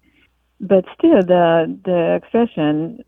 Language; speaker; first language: English; non-native, fluent; Hungarian